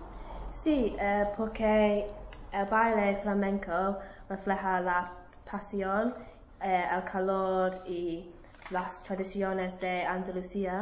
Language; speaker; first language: Spanish; non-native, learner; English